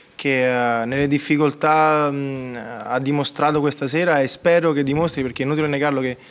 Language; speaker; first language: Italian; native; Italian